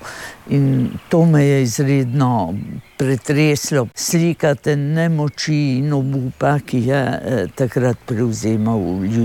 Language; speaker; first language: Slovenian; native; Slovenian